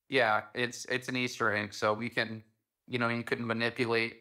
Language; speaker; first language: English; native; English